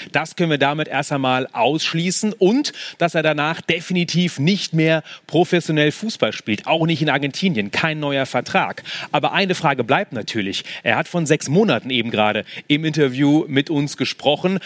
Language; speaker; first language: German; native; German